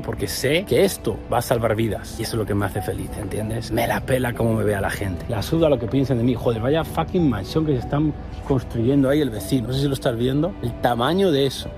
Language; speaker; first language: Spanish; native; Spanish